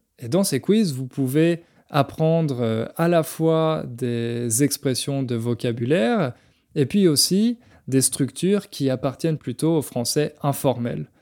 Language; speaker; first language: French; native; French